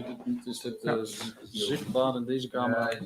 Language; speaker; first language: Dutch; native; Dutch